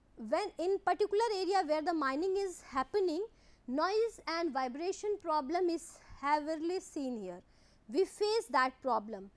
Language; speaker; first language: English; non-native, local second language; Hindi